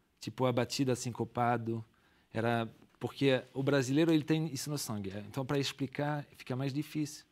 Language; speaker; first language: Portuguese; non-native, fluent; French